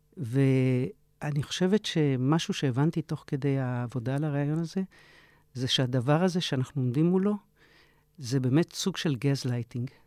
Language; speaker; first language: Hebrew; early bilingual, other home language; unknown